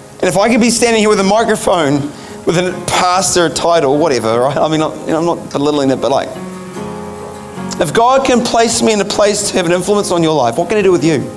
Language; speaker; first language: English; native; English